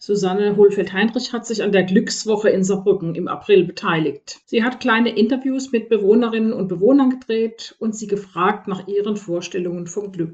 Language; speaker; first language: German; native; German